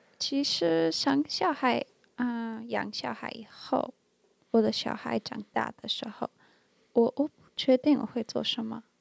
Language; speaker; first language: Chinese; non-native, learner; English